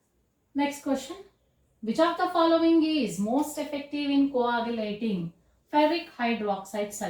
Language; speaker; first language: English; non-native, local second language; Kannada